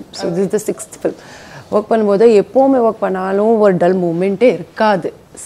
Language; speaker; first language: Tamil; non-native, fluent; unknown